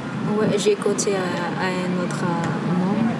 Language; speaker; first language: French; non-native, local second language; Malagasy